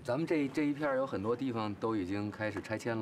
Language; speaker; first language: Chinese; native; Chinese